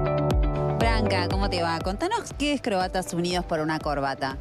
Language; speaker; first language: Spanish; native; Spanish